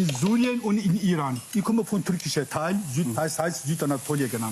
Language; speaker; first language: German; non-native, fluent; Kurdish